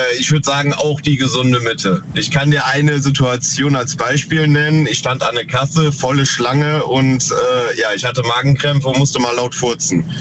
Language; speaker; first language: German; native; German